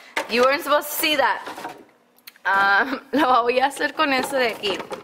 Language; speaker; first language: Spanish; early bilingual, heritage; Spanish